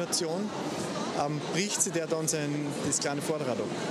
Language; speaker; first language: German; native; German